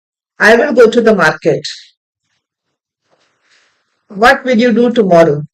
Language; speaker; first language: English; non-native, local second language; Hindi